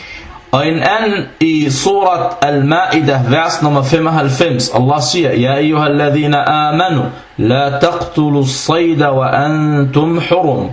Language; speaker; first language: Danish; non-native, fluent; Arabic